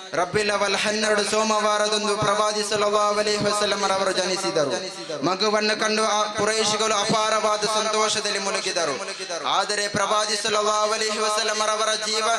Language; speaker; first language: Kannada; non-native, local second language; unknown